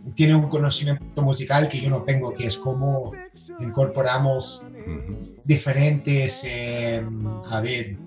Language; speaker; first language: Spanish; non-native, fluent; English